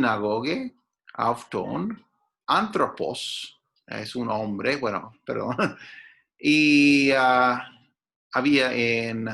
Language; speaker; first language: Spanish; non-native, fluent; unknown